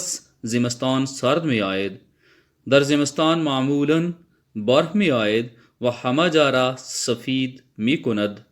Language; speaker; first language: Persian; non-native, fluent; Urdu